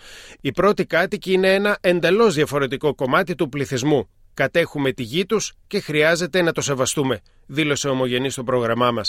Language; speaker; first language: Greek; native; Greek